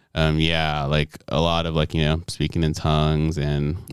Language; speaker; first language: English; non-native, local second language; Yoruba